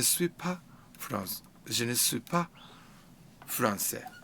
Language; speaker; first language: French; non-native, learner; English